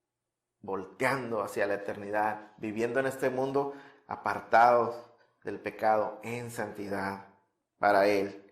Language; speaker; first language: Spanish; native; Spanish